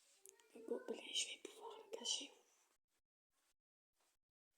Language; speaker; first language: French; native; French